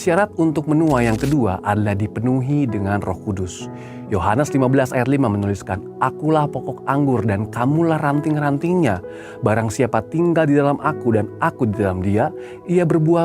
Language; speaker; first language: Indonesian; native; Indonesian